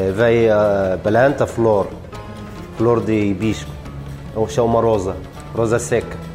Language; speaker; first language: Portuguese; non-native, learner; Arabic